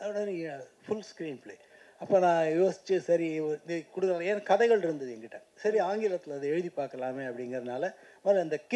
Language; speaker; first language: Tamil; native; Tamil